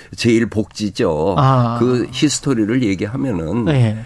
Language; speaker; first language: Korean; native; Korean